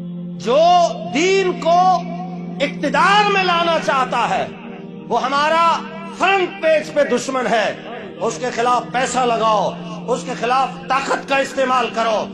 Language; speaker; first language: Urdu; native; Urdu